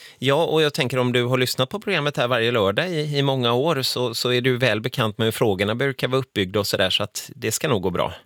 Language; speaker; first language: Swedish; native; Swedish